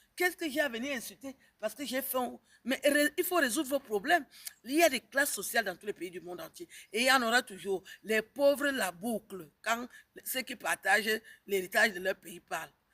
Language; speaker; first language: French; native; French